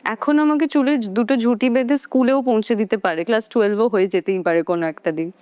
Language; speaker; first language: Bangla; non-native, local second language; Hindi